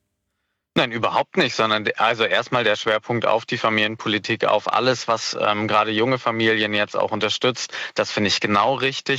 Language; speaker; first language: German; native; German